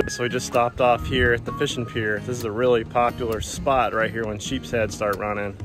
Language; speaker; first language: English; native; English